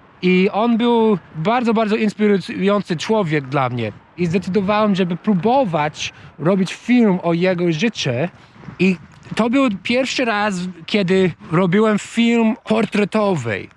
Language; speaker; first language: Polish; non-native, learner; English